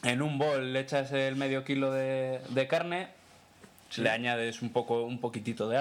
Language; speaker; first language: Spanish; native; Spanish